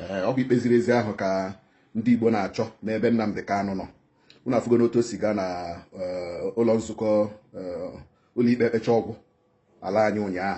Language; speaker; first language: Igbo; native; Igbo